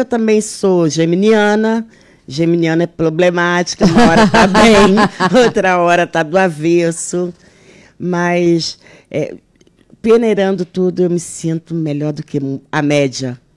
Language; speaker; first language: Portuguese; native; Portuguese